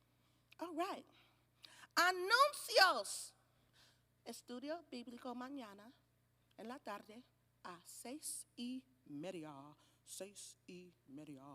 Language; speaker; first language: Spanish; non-native, learner; English